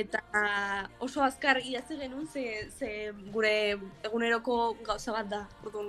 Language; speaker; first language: Basque; non-native, local second language; Spanish